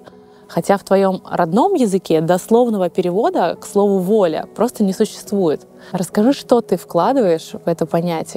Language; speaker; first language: Russian; native; Russian